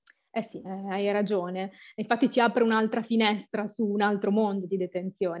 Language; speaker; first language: Italian; native; Italian